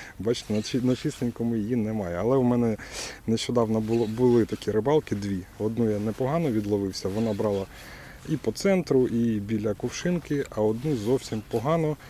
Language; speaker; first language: Ukrainian; non-native, local second language; Russian